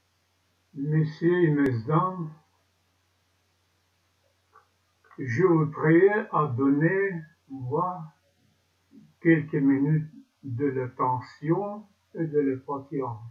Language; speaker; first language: French; non-native, learner; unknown